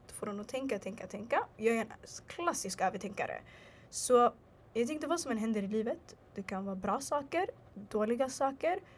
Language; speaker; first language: Swedish; early bilingual, other home language; Arabic